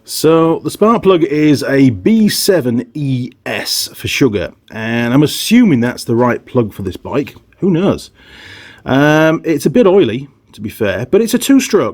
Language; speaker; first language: English; native; English